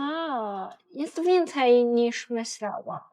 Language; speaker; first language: Polish; non-native, fluent; Chinese